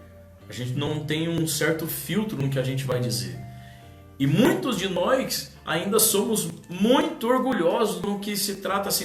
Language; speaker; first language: Portuguese; native; Portuguese